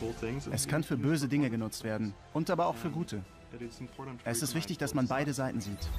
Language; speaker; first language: German; non-native, learner; Turkish